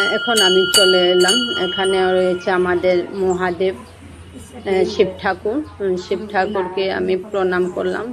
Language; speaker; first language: Bangla; non-native, local second language; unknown